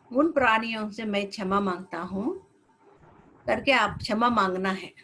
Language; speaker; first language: Hindi; non-native, local second language; Telugu